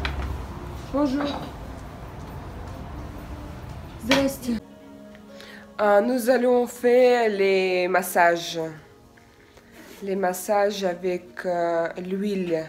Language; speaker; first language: French; non-native, fluent; Russian